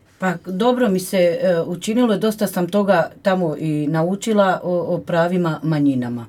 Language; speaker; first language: Croatian; non-native, local second language; Romany